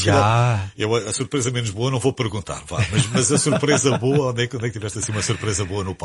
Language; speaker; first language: Portuguese; native; Portuguese